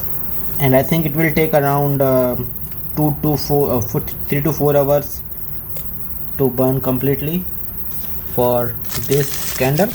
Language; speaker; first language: English; non-native, local second language; Hindi